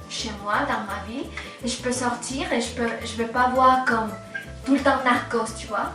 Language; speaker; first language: French; non-native, fluent; Spanish